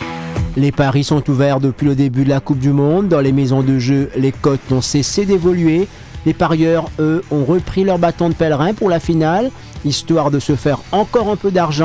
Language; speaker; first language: French; non-native, local second language; Morisyen